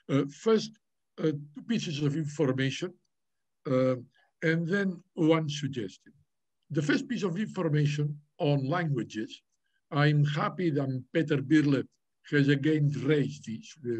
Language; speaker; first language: English; non-native, fluent; Catalan